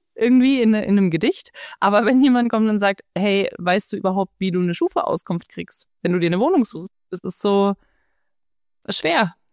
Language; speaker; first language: German; native; German